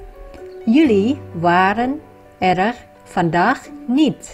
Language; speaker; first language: Dutch; non-native, fluent; Vietnamese